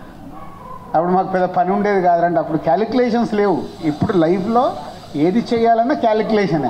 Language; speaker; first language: Telugu; native; Telugu